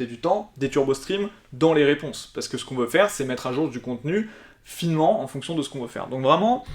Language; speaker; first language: French; native; French